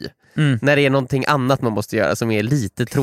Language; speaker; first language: Swedish; native; Swedish